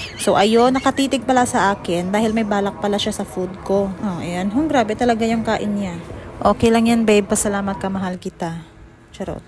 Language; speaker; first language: Filipino; non-native, local second language; Hiligaynon